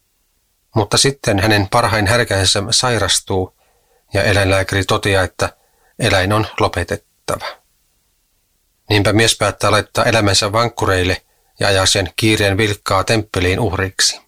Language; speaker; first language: Finnish; native; Finnish